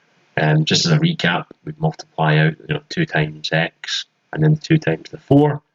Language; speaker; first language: English; native; English